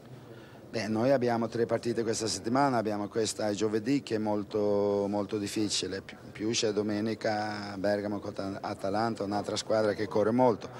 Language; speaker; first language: Italian; non-native, fluent; Swedish